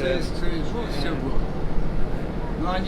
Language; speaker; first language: Russian; native; Russian